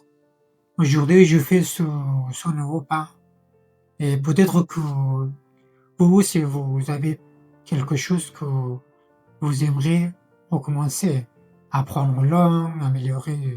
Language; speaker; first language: French; non-native, fluent; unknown